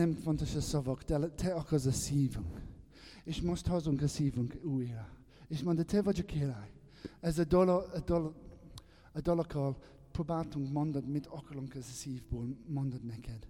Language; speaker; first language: Hungarian; non-native, learner; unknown